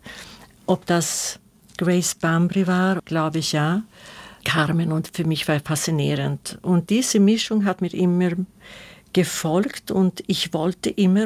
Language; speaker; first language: German; non-native, fluent; Swedish